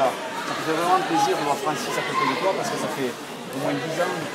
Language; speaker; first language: French; native; French